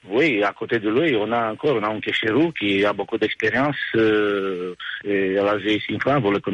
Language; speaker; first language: French; non-native, fluent; Romanian